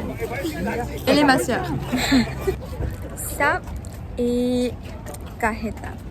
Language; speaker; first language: French; non-native, learner; Spanish